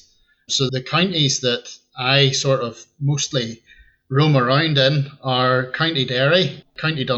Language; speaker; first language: English; native; English